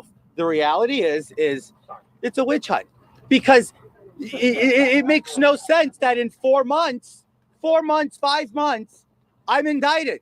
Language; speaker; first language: English; native; English